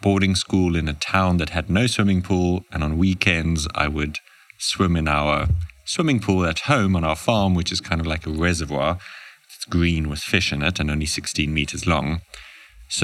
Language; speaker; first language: English; native; English